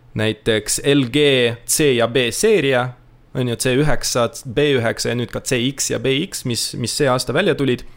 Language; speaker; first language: Estonian; non-native, local second language; Russian